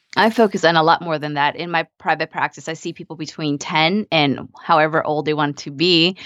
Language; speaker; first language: English; early bilingual, other home language; Vietnamese